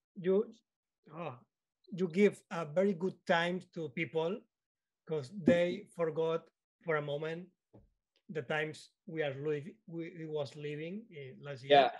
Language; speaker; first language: English; non-native, learner; Spanish